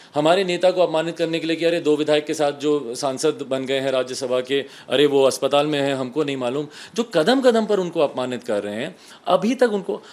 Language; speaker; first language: Hindi; native; Hindi